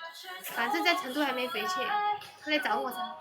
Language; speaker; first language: Chinese; native; Chinese